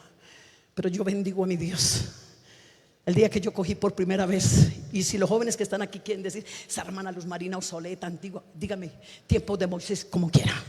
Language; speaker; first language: Spanish; native; Spanish